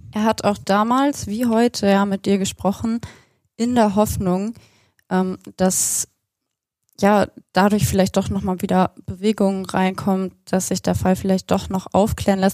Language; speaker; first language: German; native; German